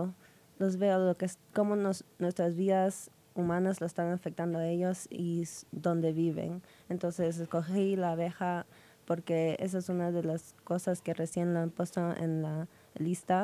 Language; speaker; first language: Spanish; early bilingual, heritage; Spanish